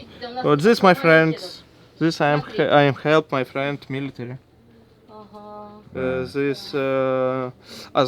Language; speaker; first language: English; non-native, learner; Russian